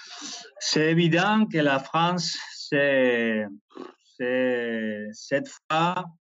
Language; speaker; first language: French; non-native, fluent; Spanish